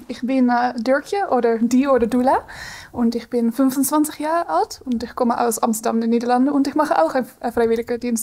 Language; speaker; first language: German; non-native, fluent; Dutch